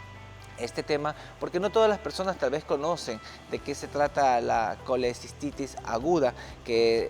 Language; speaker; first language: Spanish; native; Spanish